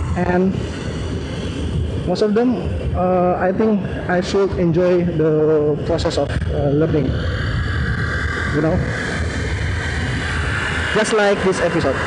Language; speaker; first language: English; non-native, learner; Indonesian